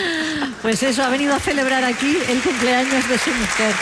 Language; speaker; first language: Spanish; non-native, local second language; Catalan